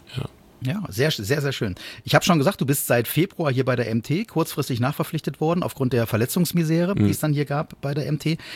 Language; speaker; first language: German; native; German